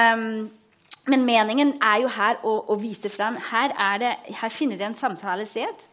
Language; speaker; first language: Norwegian; non-native, fluent; German